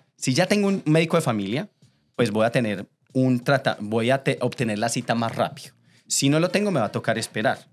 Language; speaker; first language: Spanish; native; Spanish